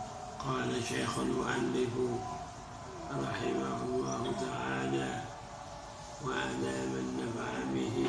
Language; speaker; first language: Arabic; non-native, fluent; Indonesian